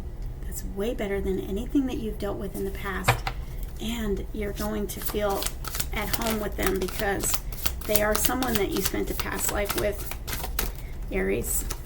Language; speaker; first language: English; native; English